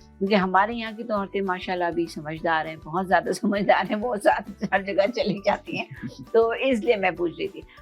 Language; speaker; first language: Urdu; native; Urdu